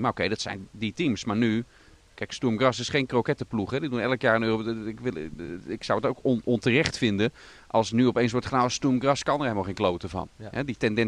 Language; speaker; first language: Dutch; native; Dutch